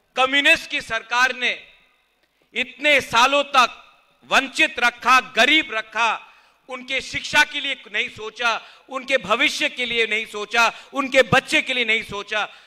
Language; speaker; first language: Hindi; non-native, local second language; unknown